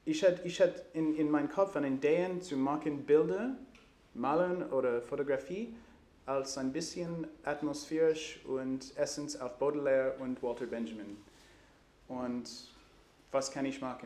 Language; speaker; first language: German; non-native, learner; English